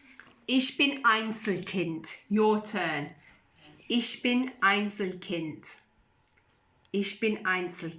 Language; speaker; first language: German; non-native, fluent; English